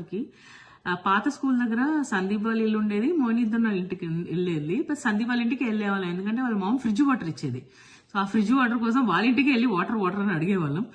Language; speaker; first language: Telugu; native; Telugu